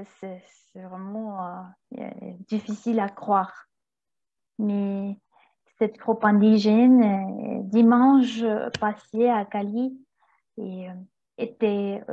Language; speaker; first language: French; non-native, fluent; Spanish